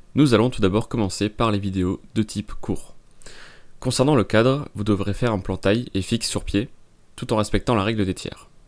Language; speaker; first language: French; native; French